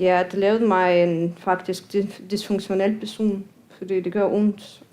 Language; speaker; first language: Danish; non-native, fluent; Russian